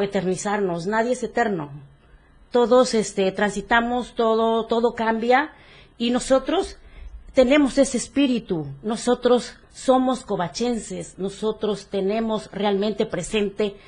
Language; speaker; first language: Spanish; native; Spanish